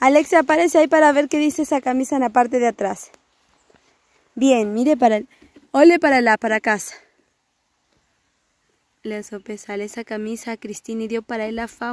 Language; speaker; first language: Spanish; native; Spanish